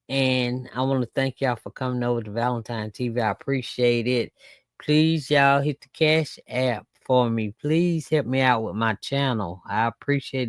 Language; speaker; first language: English; native; English